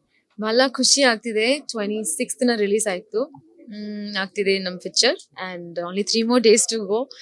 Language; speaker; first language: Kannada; non-native, learner; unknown